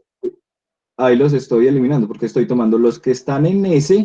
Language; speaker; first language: Spanish; native; Spanish